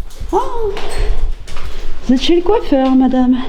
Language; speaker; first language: French; native; French